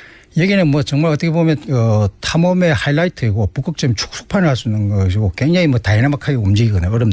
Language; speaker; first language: Korean; native; Korean